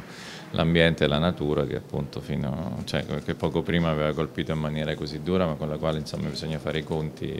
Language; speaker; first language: Italian; native; Italian